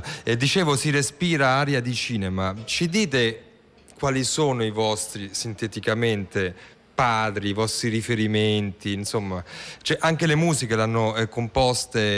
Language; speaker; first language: Italian; native; Italian